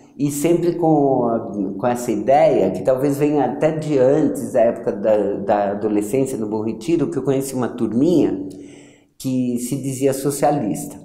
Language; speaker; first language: Portuguese; early bilingual, other home language; Yiddish